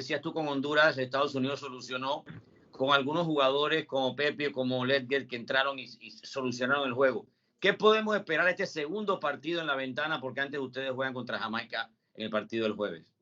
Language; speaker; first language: Spanish; native; Spanish